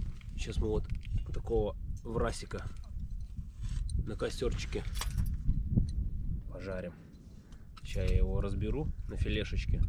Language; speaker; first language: Russian; native; Russian